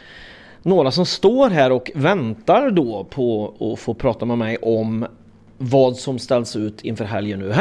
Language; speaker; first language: Swedish; native; Swedish